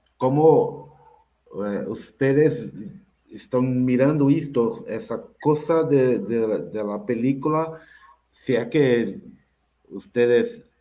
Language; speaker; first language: Spanish; non-native, learner; Portuguese